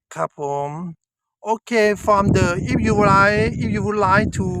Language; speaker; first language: English; non-native, learner; Thai